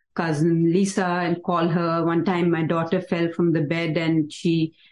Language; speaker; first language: English; non-native, local second language; Hindi